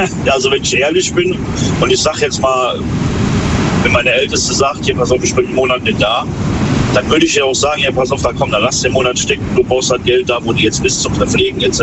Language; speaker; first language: German; native; German